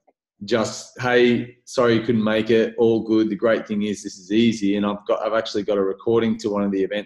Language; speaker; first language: English; native; English